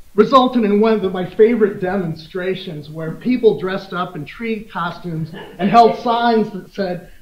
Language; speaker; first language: English; native; English